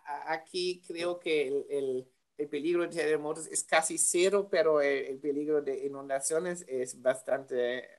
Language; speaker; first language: Spanish; non-native, learner; German